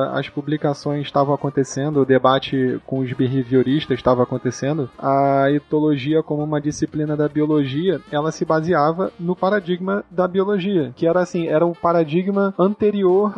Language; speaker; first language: Portuguese; native; Portuguese